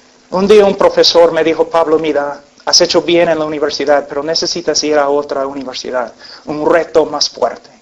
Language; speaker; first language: Spanish; non-native, fluent; English